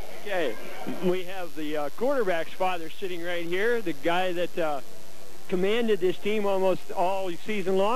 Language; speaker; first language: English; native; English